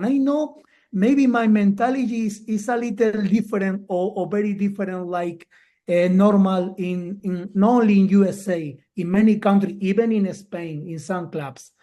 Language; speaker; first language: English; non-native, learner; Spanish